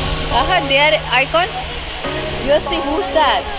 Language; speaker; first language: English; non-native, learner; Hindi